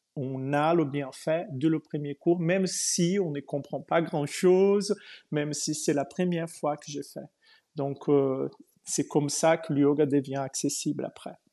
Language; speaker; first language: French; non-native, fluent; Portuguese